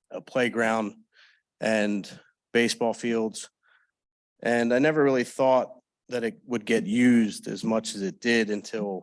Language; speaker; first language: English; native; English